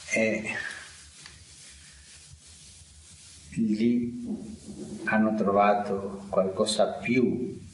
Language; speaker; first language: Italian; non-native, fluent; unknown